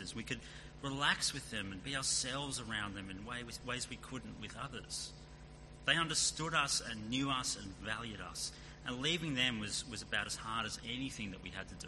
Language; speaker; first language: English; native; English